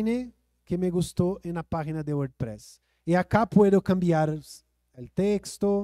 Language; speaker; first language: Spanish; non-native, fluent; Portuguese